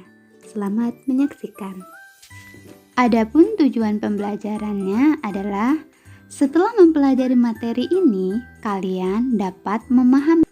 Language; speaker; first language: Indonesian; native; Indonesian